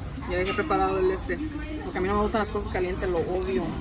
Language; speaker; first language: Spanish; early bilingual, heritage; Spanish